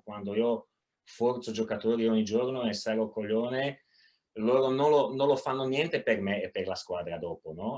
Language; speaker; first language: Italian; non-native, fluent; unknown